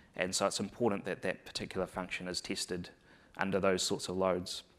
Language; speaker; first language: English; native; English